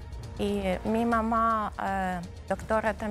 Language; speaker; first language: Spanish; non-native, learner; Ukrainian